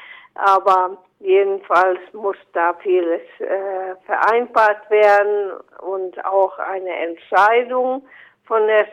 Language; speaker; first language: German; non-native, fluent; Finnish